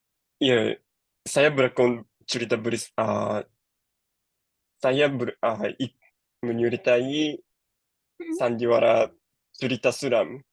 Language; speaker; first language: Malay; non-native, learner; Japanese